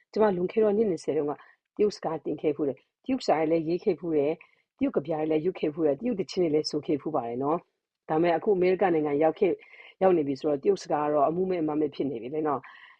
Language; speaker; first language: Burmese; native; Burmese